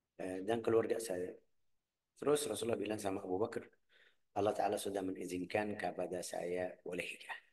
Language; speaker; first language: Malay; non-native, fluent; Arabic